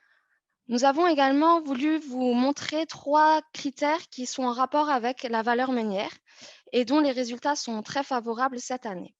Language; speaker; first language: French; native; French